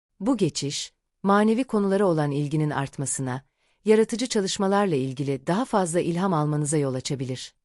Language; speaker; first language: Turkish; native; Turkish